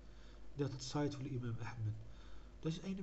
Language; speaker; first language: German; non-native, fluent; Arabic